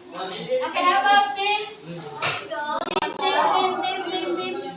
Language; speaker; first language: English; non-native, learner; Indonesian